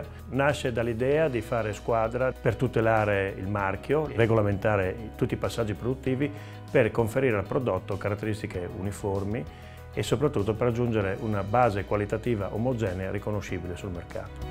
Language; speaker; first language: Italian; native; Italian